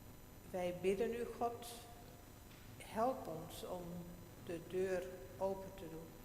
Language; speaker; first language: Dutch; non-native, local second language; Western Frisian